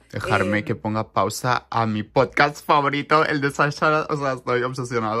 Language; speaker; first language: Spanish; native; Spanish